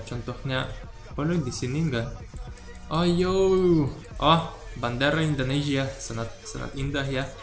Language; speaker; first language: Indonesian; non-native, learner; Russian